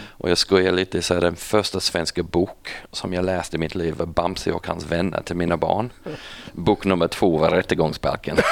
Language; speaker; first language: Swedish; non-native, fluent; English